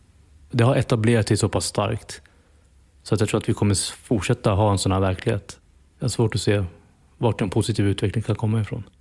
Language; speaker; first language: Swedish; native; Swedish